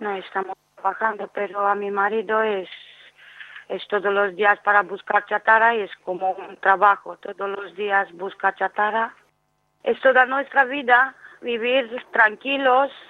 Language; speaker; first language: Spanish; non-native, learner; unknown